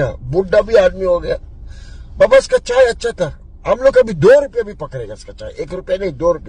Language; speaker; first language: Hindi; non-native, learner; Arabic